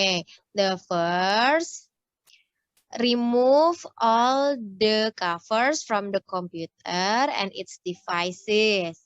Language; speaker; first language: English; non-native, learner; Indonesian